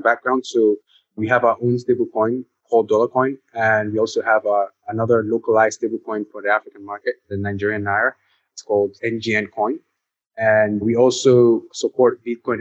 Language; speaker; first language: English; non-native, local second language; Yoruba